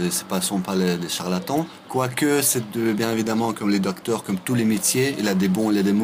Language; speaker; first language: French; non-native, fluent; Russian